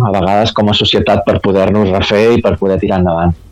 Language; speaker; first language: Catalan; native; Catalan